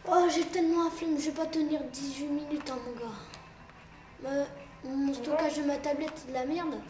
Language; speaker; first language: French; native; French